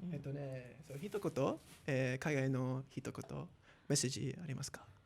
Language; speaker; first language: Japanese; non-native, learner; English